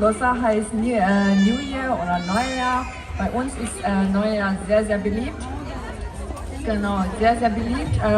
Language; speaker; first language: German; non-native, learner; Tibetan